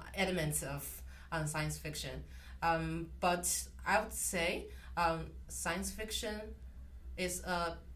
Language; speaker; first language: English; non-native, fluent; Chinese